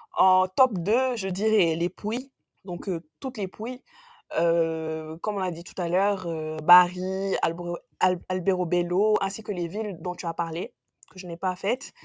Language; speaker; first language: French; non-native, local second language; Wolof